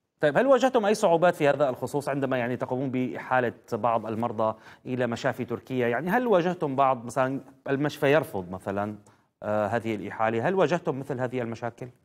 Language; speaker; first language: Arabic; native; Arabic